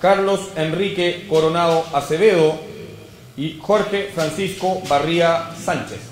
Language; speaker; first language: Spanish; native; Spanish